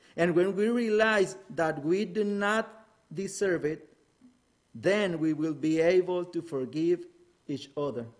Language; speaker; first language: English; non-native, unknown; Spanish